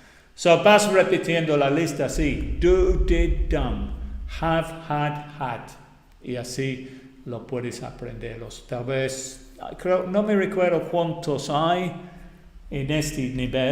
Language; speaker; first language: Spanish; non-native, fluent; English